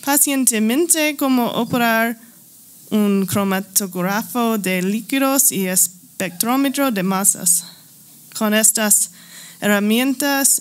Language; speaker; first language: Spanish; non-native, learner; English